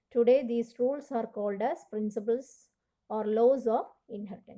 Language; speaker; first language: English; non-native, local second language; Malayalam